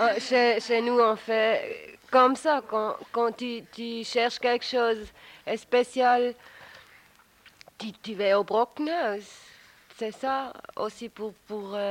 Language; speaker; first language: French; non-native, local second language; German